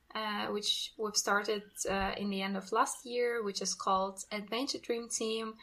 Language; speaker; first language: English; non-native, fluent; Russian